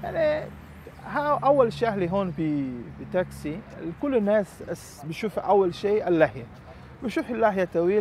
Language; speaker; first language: Arabic; non-native, learner; Portuguese